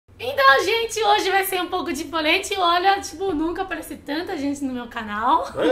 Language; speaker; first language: Portuguese; non-native, fluent; Chinese